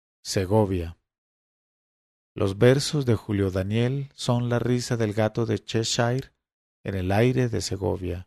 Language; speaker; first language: Spanish; native; Spanish